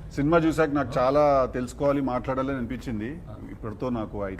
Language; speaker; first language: Telugu; native; Telugu